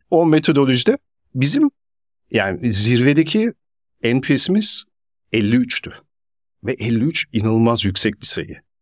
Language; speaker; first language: Turkish; early bilingual, heritage; Turkish